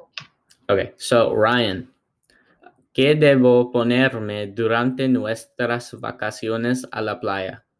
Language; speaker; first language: Spanish; non-native, learner; English